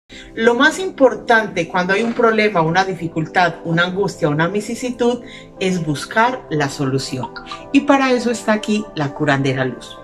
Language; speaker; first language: Spanish; native; Spanish